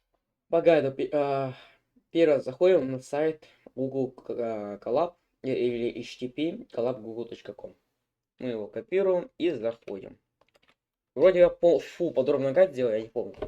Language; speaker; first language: Russian; native; Russian